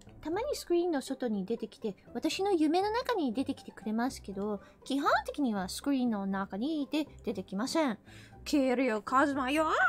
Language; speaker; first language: Japanese; non-native, fluent; English